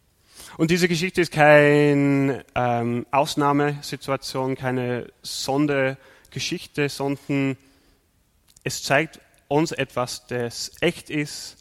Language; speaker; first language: German; non-native, fluent; English